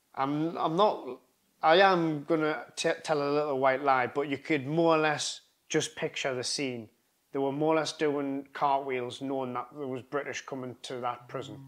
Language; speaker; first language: English; native; English